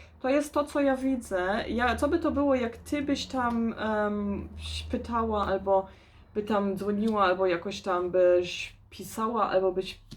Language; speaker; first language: Polish; early bilingual, heritage; Polish